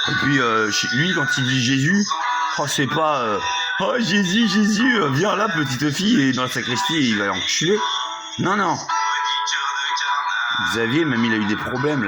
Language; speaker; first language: French; native; French